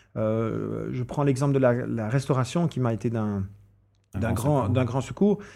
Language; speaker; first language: French; non-native, fluent; English